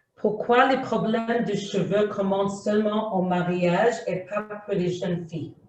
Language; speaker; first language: French; non-native, learner; English